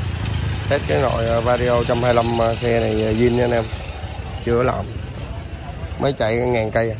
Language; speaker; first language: Vietnamese; native; Vietnamese